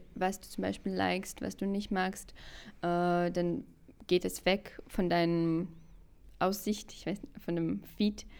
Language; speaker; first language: German; non-native, fluent; Russian